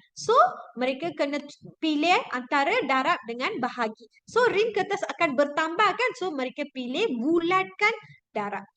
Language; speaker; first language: Malay; non-native, local second language; Tamil